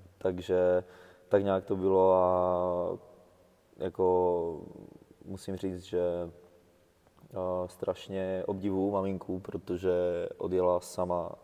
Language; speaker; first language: Czech; early bilingual, heritage; Greek